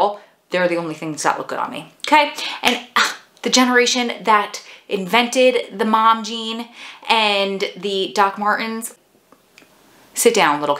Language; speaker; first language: English; native; English